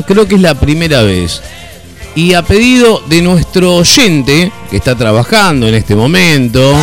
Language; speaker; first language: Spanish; native; Spanish